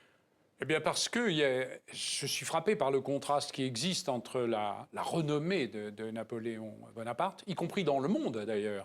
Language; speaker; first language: French; native; French